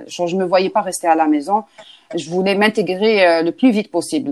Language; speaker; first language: French; non-native, local second language; Arabic